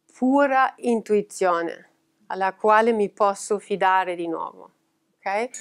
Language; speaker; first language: Italian; non-native, fluent; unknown